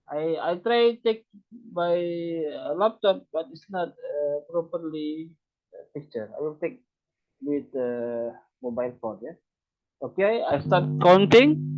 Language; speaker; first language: English; non-native, learner; Indonesian